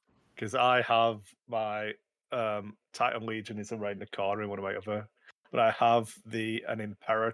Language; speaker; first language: English; native; English